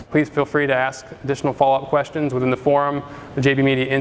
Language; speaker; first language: English; native; English